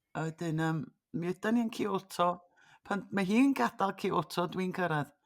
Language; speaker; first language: Welsh; native; Welsh